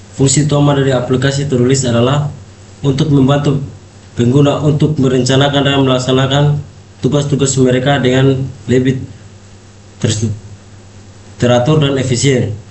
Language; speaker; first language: Indonesian; native; Indonesian